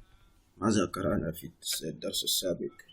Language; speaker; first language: Arabic; non-native, fluent; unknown